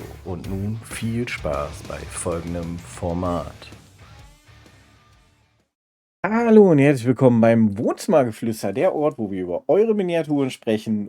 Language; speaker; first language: German; native; German